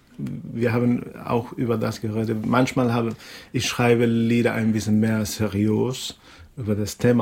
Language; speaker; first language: German; non-native, fluent; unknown